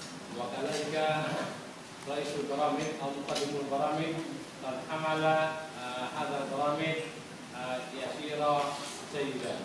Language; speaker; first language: Arabic; non-native, learner; Indonesian